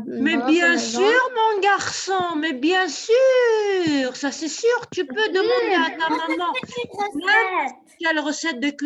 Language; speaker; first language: French; non-native, local second language; Arabic